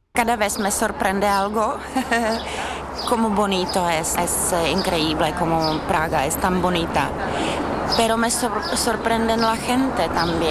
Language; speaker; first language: Spanish; non-native, learner; Czech